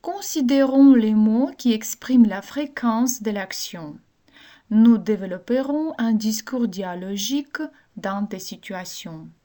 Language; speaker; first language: French; non-native, fluent; Ukrainian